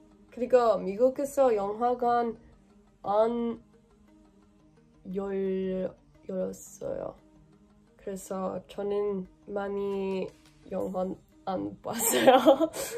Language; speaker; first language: Korean; non-native, learner; English